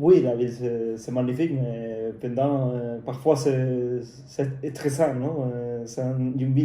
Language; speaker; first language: French; non-native, fluent; Spanish